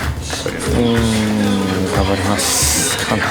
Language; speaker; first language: Japanese; non-native, learner; Portuguese